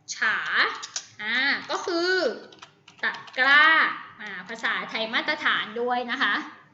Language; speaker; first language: Thai; native; Thai